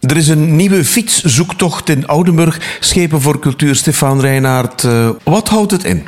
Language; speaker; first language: Dutch; native; Dutch